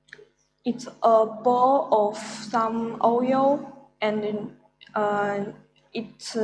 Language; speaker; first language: English; non-native, fluent; Chinese